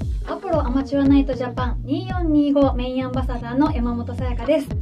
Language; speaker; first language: Japanese; native; Japanese